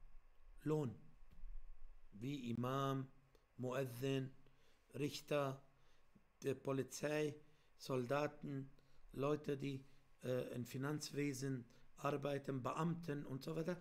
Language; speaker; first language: German; non-native, fluent; Arabic